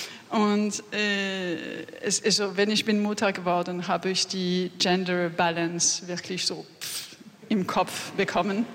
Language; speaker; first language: German; non-native, fluent; French